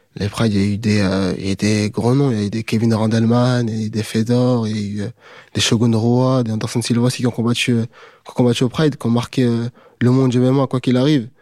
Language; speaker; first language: French; native; French